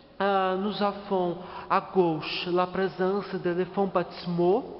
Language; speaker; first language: French; non-native, learner; Portuguese